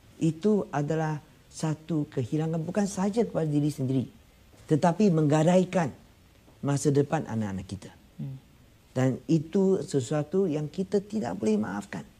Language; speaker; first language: Malay; non-native, local second language; Chinese